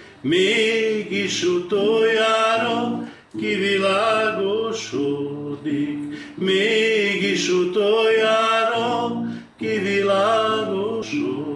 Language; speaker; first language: Hungarian; native; Hungarian